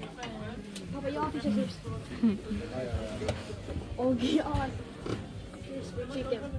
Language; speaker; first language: Swedish; early bilingual, other home language; Thai